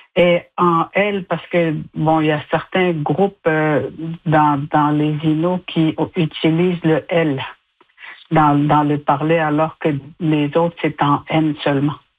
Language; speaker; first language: French; non-native, local second language; Innu-aimun